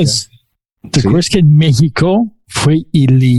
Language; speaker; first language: Spanish; non-native, fluent; English